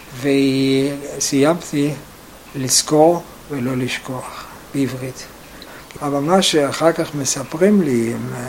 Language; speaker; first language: Hebrew; non-native, fluent; German